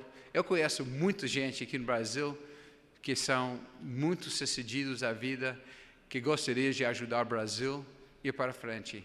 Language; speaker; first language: Portuguese; non-native, fluent; English